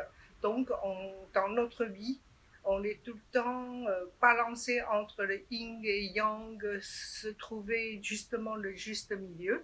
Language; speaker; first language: French; non-native, fluent; Chinese